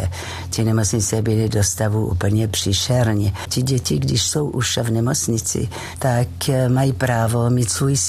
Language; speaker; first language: Czech; non-native, learner; French